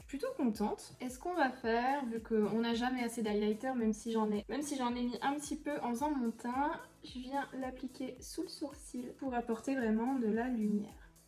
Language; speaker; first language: French; native; French